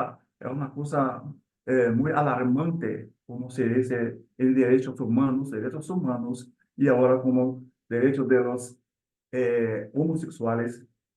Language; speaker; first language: Spanish; non-native, learner; Portuguese